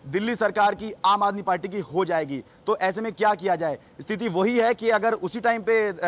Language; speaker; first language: Hindi; native; Hindi